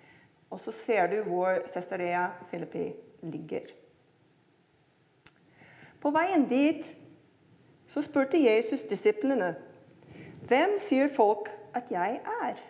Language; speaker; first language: Norwegian; non-native, fluent; English